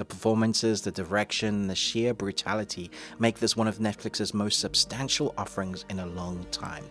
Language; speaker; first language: English; native; English